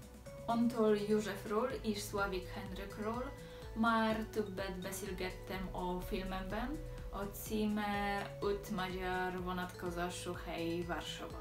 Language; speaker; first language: Hungarian; non-native, learner; Polish